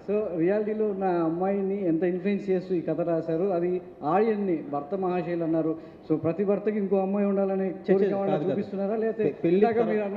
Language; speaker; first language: Telugu; native; Telugu